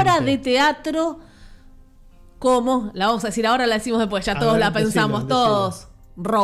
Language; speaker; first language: Spanish; native; Spanish